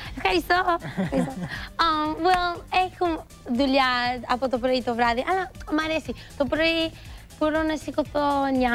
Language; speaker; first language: Greek; early bilingual, heritage; English